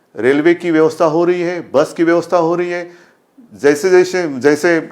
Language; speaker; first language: Hindi; non-native, local second language; Marathi